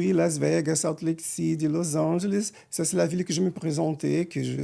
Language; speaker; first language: French; non-native, fluent; Portuguese